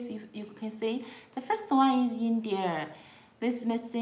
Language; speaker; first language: English; non-native, learner; Chinese